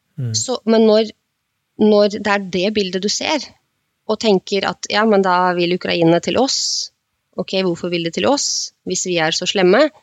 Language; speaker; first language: Norwegian; non-native, fluent; Russian